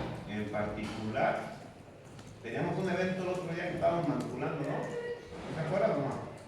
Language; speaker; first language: Spanish; native; Spanish